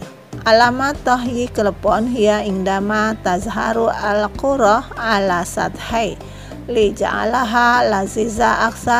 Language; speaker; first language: Arabic; non-native, learner; Indonesian